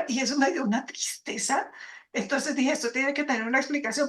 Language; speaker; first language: Spanish; native; Spanish